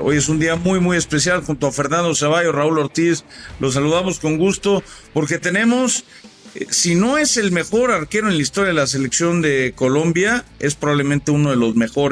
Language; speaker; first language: Spanish; native; Spanish